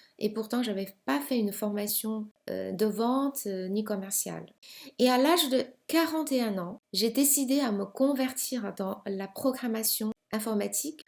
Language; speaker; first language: French; non-native, fluent; Chinese